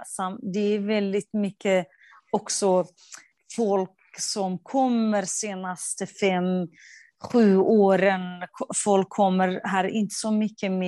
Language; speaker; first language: Swedish; non-native, fluent; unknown